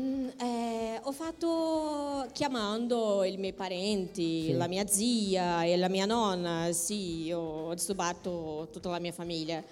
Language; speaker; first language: Italian; non-native, learner; Portuguese